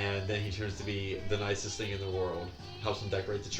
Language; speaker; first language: English; native; English